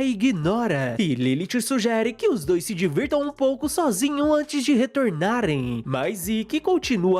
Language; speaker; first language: Portuguese; native; Portuguese